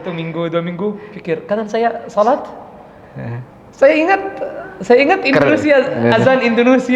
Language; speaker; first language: Indonesian; non-native, learner; Arabic